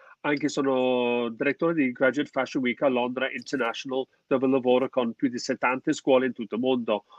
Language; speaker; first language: Italian; non-native, fluent; English